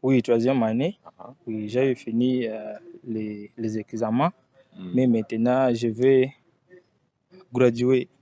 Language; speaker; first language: French; non-native, learner; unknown